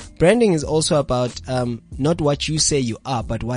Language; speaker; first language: English; non-native, local second language; Zulu